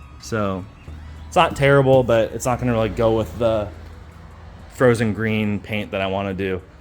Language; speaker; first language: English; native; English